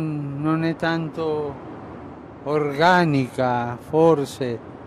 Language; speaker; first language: Italian; non-native, fluent; Spanish